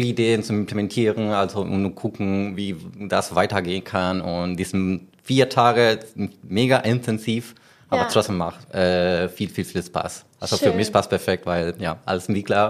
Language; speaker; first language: German; non-native, learner; Spanish